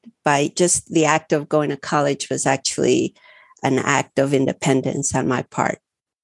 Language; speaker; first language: English; early bilingual, other home language; Spanish